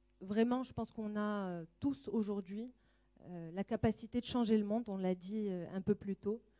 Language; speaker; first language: French; non-native, local second language; Arabic